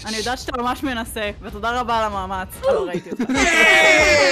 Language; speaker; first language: Hebrew; native; Hebrew